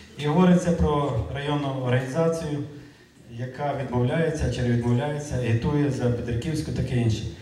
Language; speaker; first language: Ukrainian; native; Ukrainian